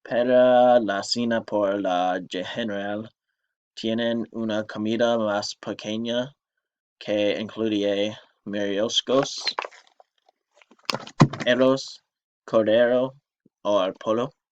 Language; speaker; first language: Spanish; non-native, learner; English